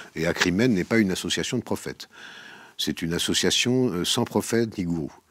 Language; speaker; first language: French; native; French